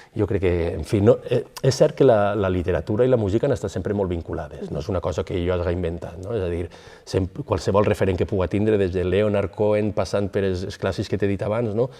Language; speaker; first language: Catalan; native; Catalan